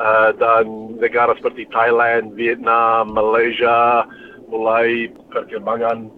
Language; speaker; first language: Indonesian; non-native, fluent; English